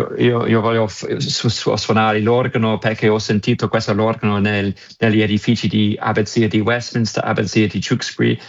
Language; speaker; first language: Italian; non-native, fluent; English